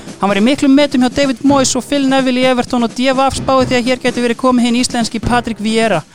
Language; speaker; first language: Icelandic; native; Icelandic